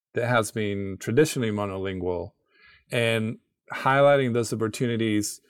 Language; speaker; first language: English; non-native, fluent; Spanish